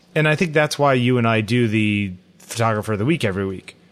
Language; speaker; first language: English; early bilingual, other home language; Ukrainian